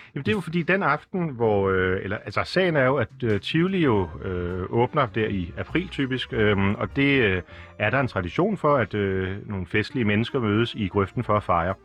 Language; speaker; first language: Danish; native; Danish